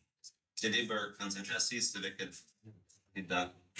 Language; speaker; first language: Indonesian; non-native, learner; English